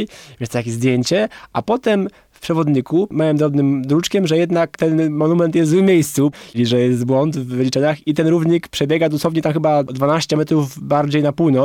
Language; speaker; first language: Polish; native; Polish